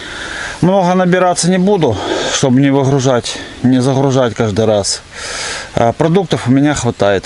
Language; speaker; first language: Russian; native; Russian